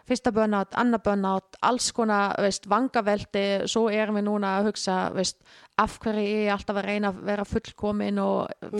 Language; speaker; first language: Icelandic; non-native, fluent; German